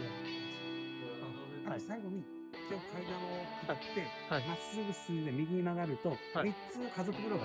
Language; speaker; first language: Japanese; native; Japanese